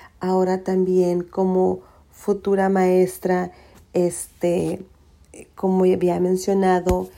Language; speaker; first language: Spanish; early bilingual, heritage; Spanish